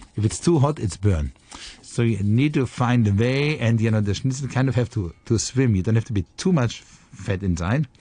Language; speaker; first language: English; non-native, fluent; German